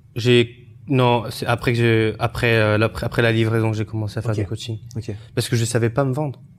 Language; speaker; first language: French; early bilingual, other home language; Chinese